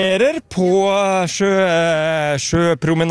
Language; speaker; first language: Norwegian; native; Norwegian